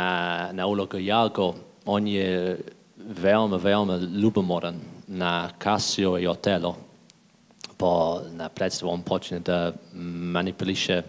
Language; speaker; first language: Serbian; non-native, learner; English